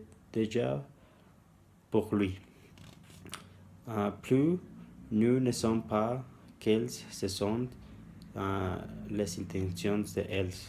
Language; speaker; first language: French; non-native, learner; Spanish